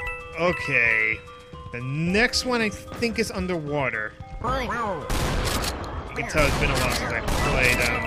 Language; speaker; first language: English; native; English